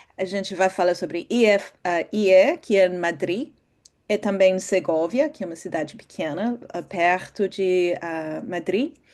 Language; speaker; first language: Portuguese; non-native, fluent; English